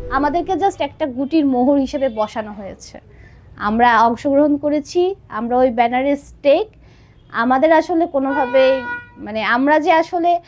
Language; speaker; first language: Bangla; non-native, local second language; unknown